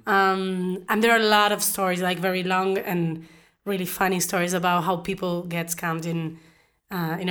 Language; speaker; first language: English; non-native, fluent; Spanish